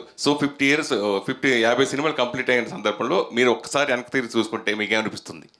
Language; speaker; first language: Telugu; native; Telugu